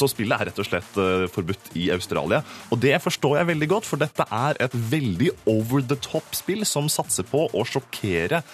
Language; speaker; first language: Norwegian; native; Norwegian